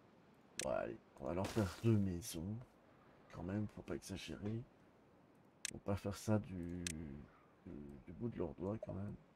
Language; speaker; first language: French; native; French